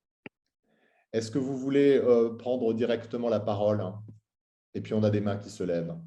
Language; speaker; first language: French; native; French